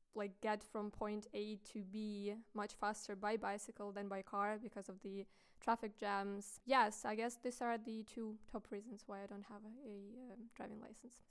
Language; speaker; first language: English; non-native, fluent; Ukrainian